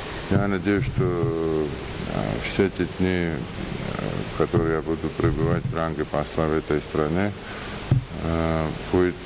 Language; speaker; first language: Russian; non-native, fluent; Georgian